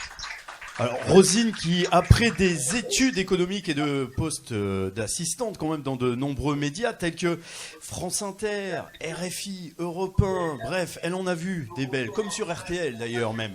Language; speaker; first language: French; native; French